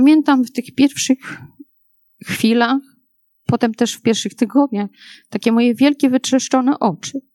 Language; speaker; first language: Polish; native; Polish